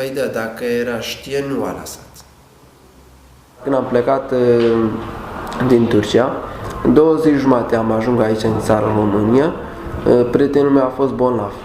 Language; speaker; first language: Romanian; non-native, learner; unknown